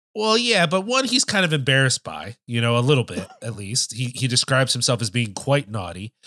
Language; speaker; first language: English; native; English